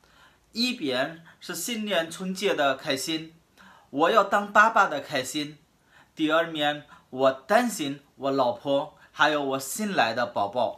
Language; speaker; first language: Chinese; non-native, fluent; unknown